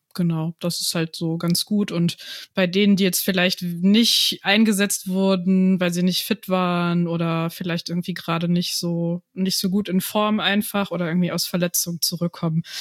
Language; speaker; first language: German; native; German